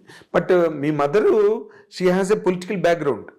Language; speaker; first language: Telugu; native; Telugu